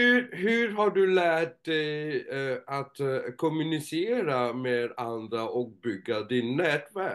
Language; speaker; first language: Swedish; non-native, fluent; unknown